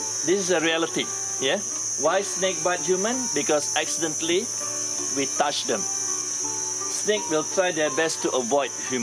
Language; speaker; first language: English; non-native, fluent; Malay